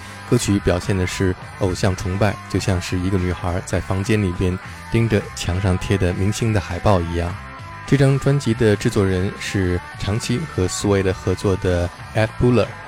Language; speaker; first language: Chinese; native; Chinese